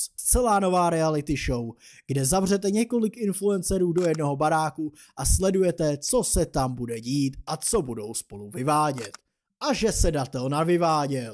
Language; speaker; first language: Czech; native; Czech